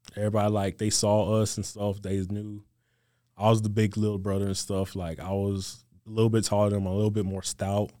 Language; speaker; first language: English; native; English